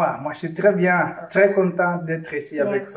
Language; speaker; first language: French; non-native, fluent; Portuguese